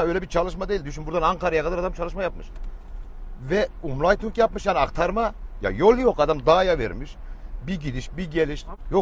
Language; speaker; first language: Turkish; native; Turkish